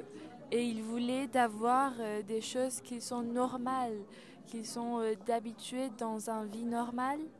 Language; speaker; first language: French; non-native, learner; Persian